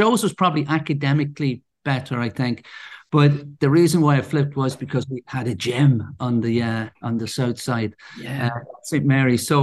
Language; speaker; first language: English; native; English